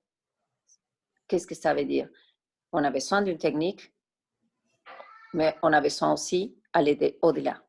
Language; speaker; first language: French; non-native, fluent; Spanish